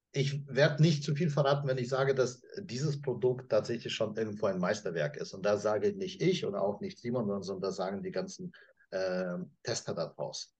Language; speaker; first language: German; non-native, fluent; Russian